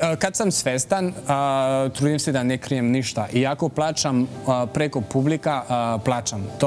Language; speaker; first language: Serbian; non-native, learner; French